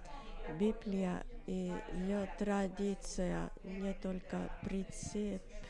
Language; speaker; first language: Russian; non-native, learner; Finnish